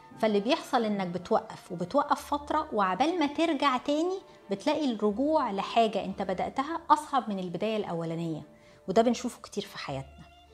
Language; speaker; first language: Arabic; early bilingual, heritage; Arabic